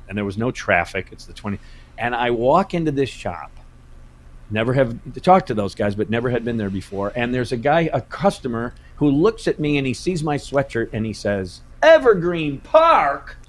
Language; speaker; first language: English; native; English